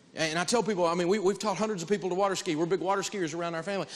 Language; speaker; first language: English; native; English